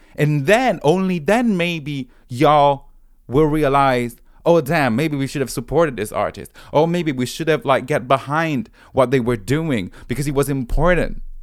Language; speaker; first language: English; non-native, fluent; Italian